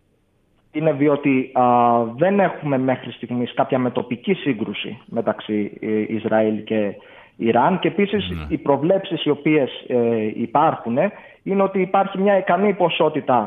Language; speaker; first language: Greek; native; Greek